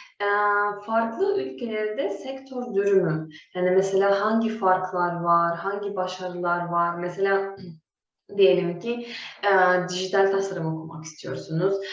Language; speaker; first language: Turkish; non-native, fluent; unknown